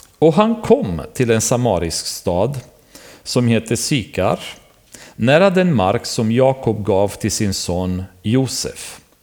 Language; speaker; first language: Swedish; non-native, fluent; Romanian